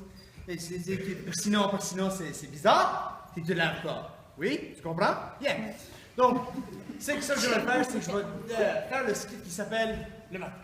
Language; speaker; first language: French; native; French